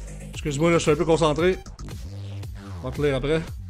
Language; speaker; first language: French; native; French